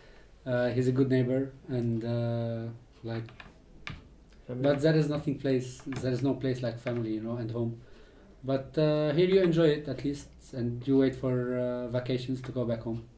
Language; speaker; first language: English; non-native, fluent; Arabic